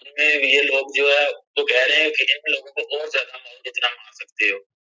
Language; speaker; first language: Urdu; native; Urdu